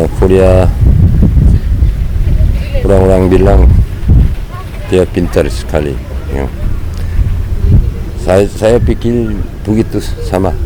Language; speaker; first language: Indonesian; non-native, learner; Korean